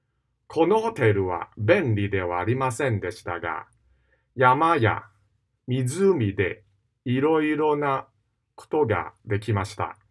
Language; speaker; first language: Japanese; non-native, fluent; Cantonese